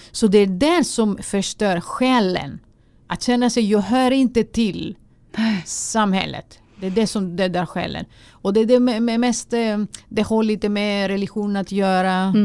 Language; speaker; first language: Swedish; non-native, fluent; Greek